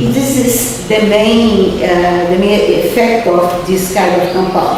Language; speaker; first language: English; non-native, fluent; Portuguese